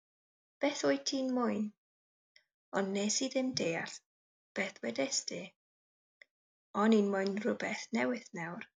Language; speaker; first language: Welsh; non-native, learner; English